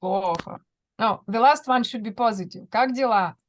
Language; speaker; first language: English; non-native, fluent; Russian